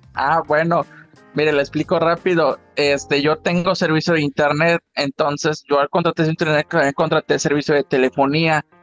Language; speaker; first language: Spanish; native; Spanish